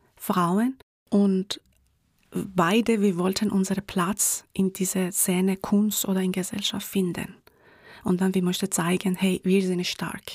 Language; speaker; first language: German; non-native, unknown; Persian